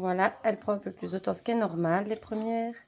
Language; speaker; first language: French; native; French